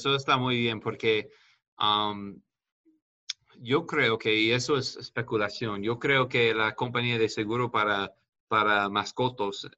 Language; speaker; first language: Spanish; non-native, fluent; English